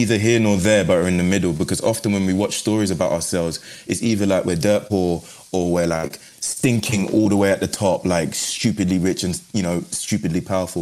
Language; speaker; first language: English; native; English